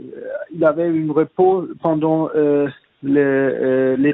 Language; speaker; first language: French; non-native, fluent; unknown